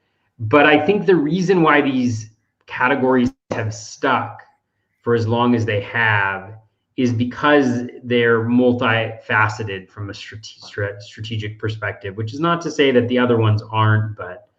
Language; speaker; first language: English; native; English